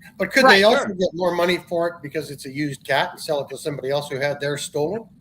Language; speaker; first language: English; native; English